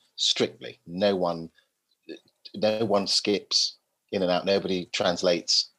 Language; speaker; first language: English; native; English